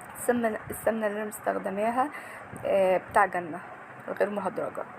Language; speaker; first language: Arabic; native; Arabic